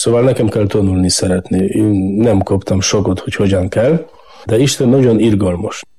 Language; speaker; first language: Hungarian; non-native, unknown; Polish